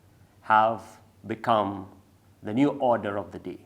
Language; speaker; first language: English; non-native, local second language; Seselwa Creole French